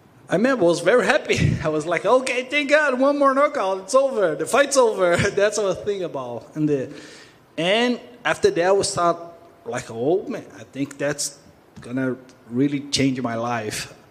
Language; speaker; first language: English; non-native, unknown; Portuguese